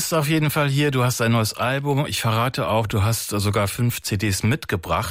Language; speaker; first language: German; native; German